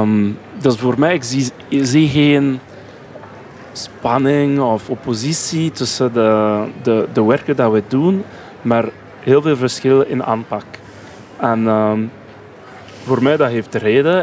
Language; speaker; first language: Dutch; non-native, local second language; French